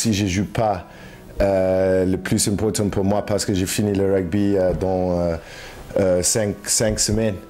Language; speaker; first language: French; non-native, learner; English